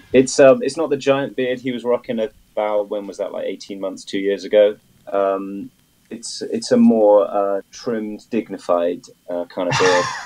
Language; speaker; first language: English; native; English